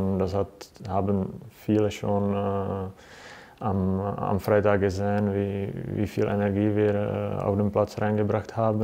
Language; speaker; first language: German; non-native, fluent; Czech